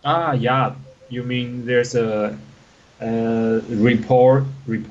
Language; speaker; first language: English; non-native, learner; Chinese